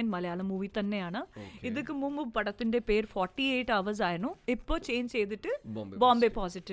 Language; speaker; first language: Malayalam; non-native, local second language; Hindi